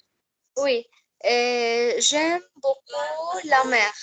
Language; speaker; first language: French; non-native, learner; Arabic